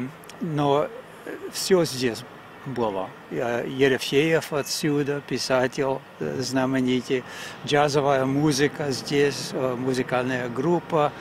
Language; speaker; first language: Russian; non-native, fluent; English